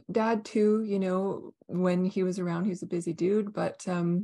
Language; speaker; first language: English; native; English